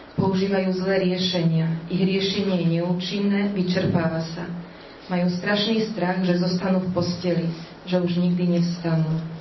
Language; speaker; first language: Slovak; native; Slovak